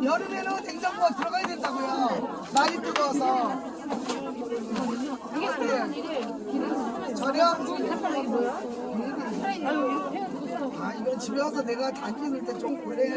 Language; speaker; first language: Korean; native; Korean